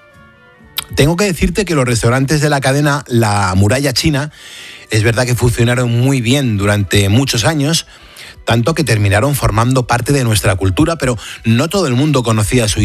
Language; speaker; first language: Spanish; native; Spanish